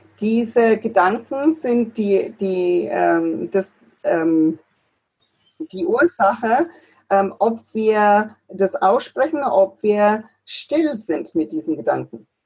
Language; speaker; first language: German; non-native, fluent; English